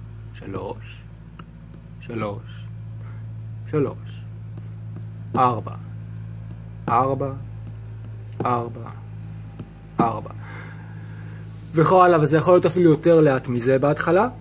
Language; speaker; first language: Hebrew; native; Hebrew